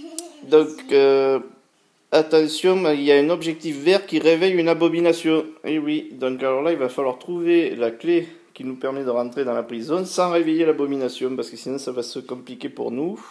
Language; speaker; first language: French; native; French